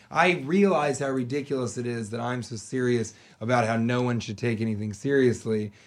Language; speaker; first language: English; native; English